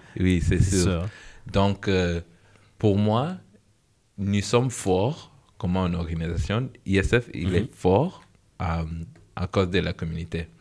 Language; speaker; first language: French; non-native, learner; English